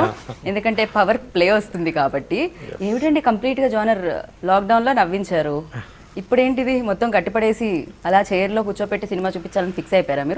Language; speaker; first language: Telugu; native; Telugu